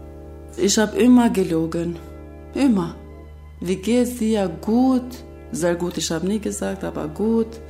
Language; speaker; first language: German; non-native, learner; Albanian